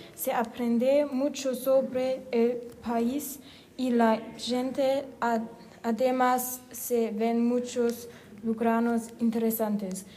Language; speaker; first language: Spanish; non-native, learner; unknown